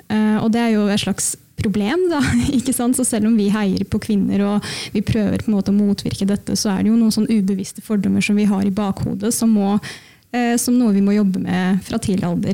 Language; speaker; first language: Norwegian; native; Norwegian